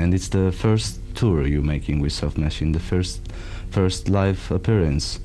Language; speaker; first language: English; non-native, fluent; Romanian